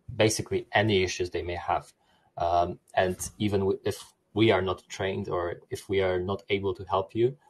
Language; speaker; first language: English; non-native, fluent; Polish